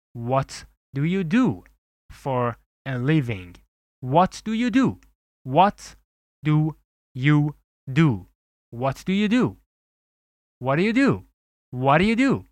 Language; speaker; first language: English; non-native, fluent; Persian